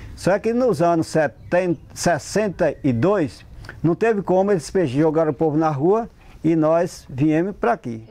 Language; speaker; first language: Portuguese; native; Portuguese